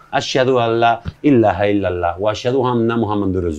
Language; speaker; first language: Indonesian; non-native, learner; Spanish